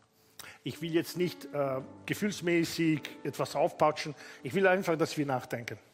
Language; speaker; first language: German; non-native, fluent; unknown